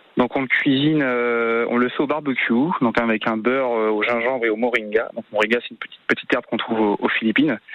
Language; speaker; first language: French; native; French